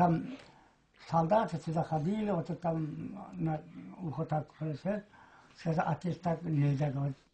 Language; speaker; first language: Russian; non-native, local second language; Tajik